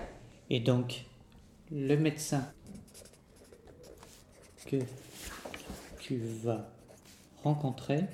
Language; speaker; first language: French; native; French